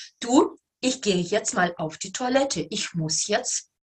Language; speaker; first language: German; native; German